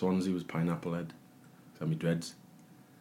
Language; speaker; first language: English; native; English